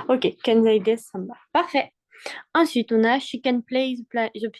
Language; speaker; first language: English; non-native, fluent; French